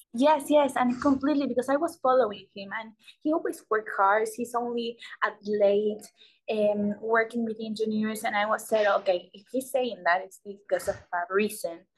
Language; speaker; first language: English; non-native, learner; Spanish